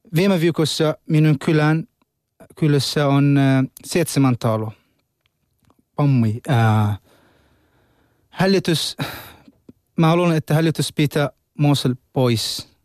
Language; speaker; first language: Finnish; non-native, learner; Arabic